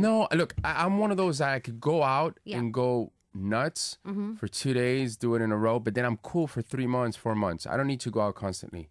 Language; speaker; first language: English; early bilingual, other home language; Spanish